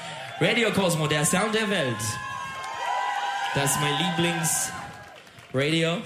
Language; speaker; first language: German; non-native, learner; Turkish